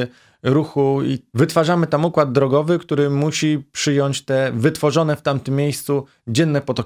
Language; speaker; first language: Polish; native; Polish